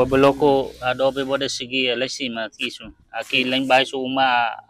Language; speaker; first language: Portuguese; non-native, learner; Vietnamese